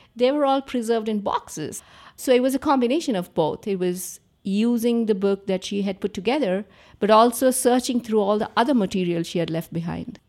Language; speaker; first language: English; non-native, local second language; Telugu